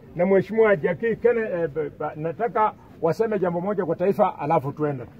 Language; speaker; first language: Swahili; non-native, local second language; Luyia